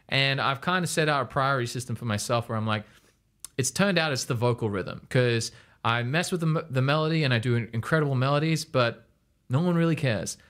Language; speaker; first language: English; native; English